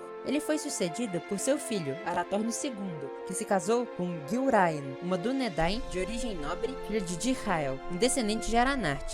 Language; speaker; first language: Portuguese; native; Portuguese